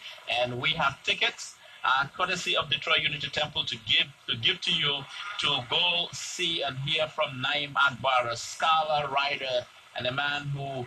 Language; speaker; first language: English; native; English